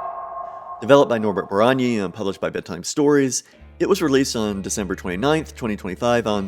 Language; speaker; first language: English; native; English